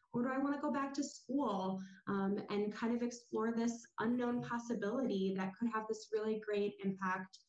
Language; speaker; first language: English; native; English